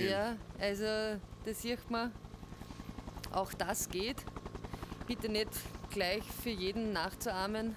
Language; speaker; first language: German; native; German